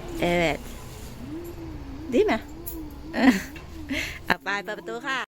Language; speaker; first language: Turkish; non-native, learner; Thai